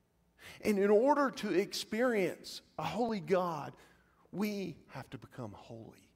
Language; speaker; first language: English; native; English